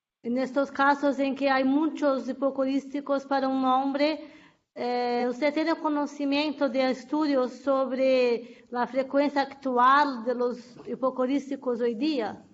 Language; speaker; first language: Spanish; non-native, fluent; Portuguese